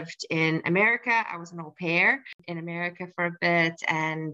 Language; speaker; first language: English; native; English